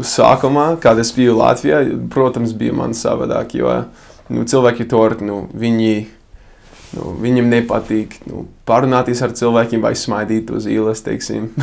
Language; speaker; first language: Latvian; non-native, fluent; English